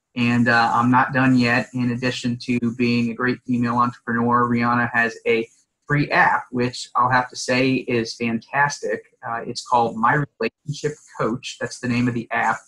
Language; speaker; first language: English; native; English